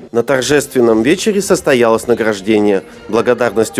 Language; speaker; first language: Russian; native; Russian